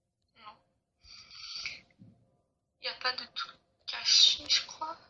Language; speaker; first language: French; native; French